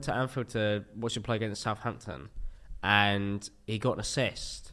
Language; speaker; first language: English; native; English